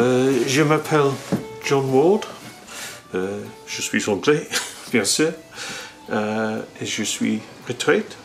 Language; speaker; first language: French; non-native, learner; English